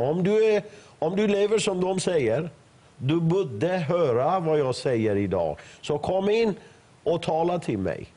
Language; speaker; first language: Swedish; non-native, fluent; Persian